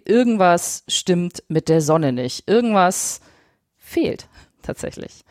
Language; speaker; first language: German; native; German